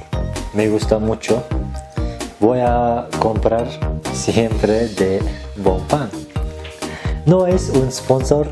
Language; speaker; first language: Spanish; non-native, learner; Turkish